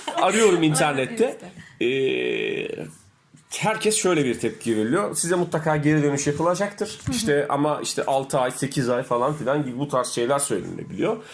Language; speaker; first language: Turkish; native; Turkish